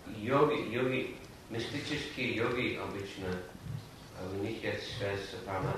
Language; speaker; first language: Russian; non-native, fluent; English